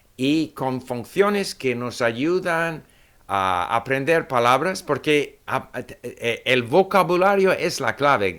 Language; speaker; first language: Spanish; non-native, fluent; English